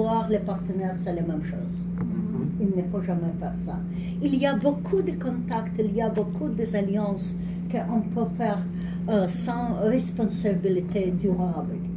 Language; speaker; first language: French; non-native, learner; English